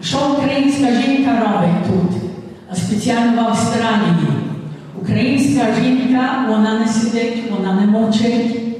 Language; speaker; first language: Ukrainian; early bilingual, heritage; Ukrainian